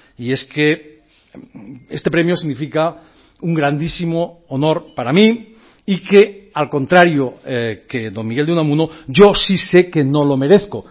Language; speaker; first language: Spanish; native; Spanish